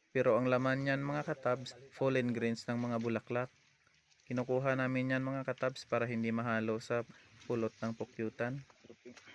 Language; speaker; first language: Filipino; non-native, local second language; Hiligaynon